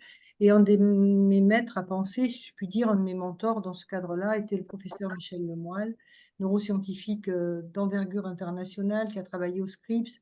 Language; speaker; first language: French; native; French